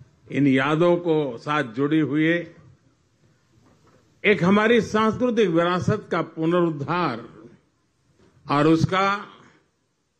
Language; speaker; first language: Hindi; non-native, local second language; Gujarati